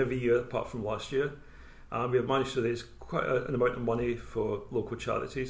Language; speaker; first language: English; native; English